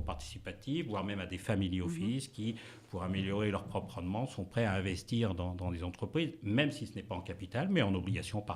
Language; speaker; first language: French; native; French